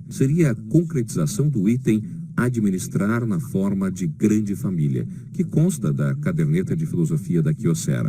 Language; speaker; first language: Portuguese; native; Portuguese